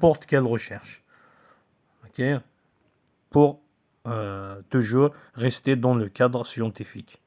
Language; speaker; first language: French; non-native, local second language; Kabyle